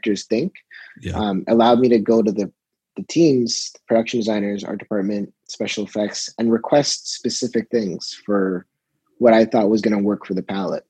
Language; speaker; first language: English; native; English